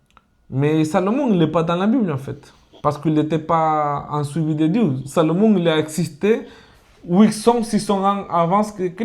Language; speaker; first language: French; non-native, fluent; Spanish